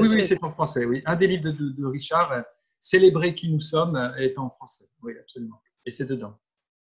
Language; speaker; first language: French; native; French